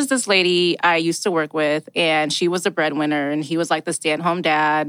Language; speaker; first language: English; native; English